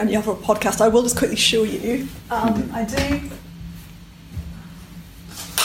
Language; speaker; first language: English; native; English